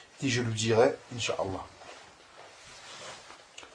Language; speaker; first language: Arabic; non-native, fluent; French